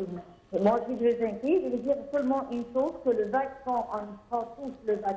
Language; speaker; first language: French; non-native, fluent; Arabic